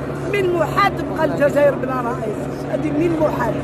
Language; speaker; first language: Arabic; native; Arabic